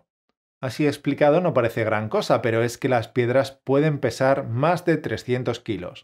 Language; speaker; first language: Spanish; native; Spanish